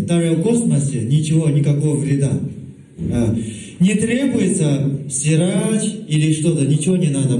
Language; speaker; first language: Russian; non-native, local second language; Kazakh